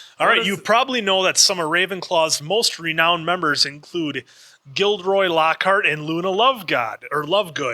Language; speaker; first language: English; native; English